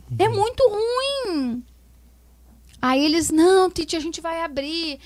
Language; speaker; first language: Portuguese; native; Portuguese